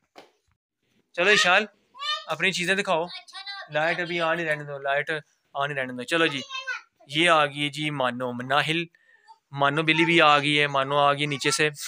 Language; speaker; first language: Urdu; non-native, local second language; Punjabi